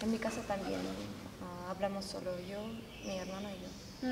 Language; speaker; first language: Spanish; non-native, fluent; Armenian